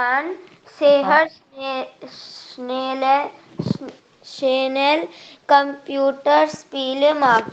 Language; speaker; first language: German; non-native, learner; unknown